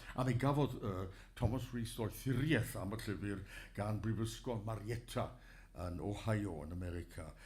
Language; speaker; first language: Welsh; native; Welsh